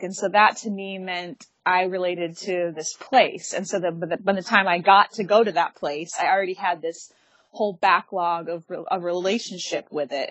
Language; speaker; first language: English; native; English